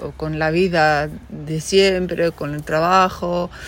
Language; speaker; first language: Spanish; non-native, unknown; Dutch